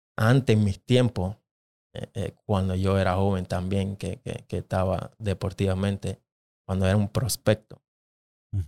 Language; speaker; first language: Spanish; non-native, local second language; Jamaican Creole English